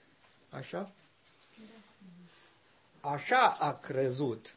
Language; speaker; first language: Romanian; non-native, learner; English